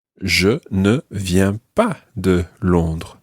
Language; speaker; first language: French; non-native, fluent; English